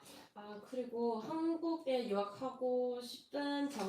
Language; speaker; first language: Korean; non-native, fluent; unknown